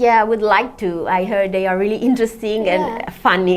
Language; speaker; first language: English; non-native, fluent; Italian